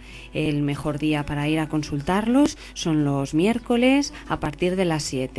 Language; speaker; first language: Spanish; native; Spanish